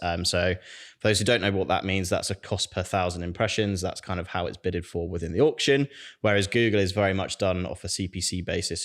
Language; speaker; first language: English; native; English